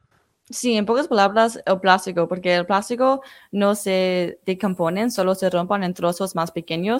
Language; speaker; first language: Spanish; non-native, fluent; English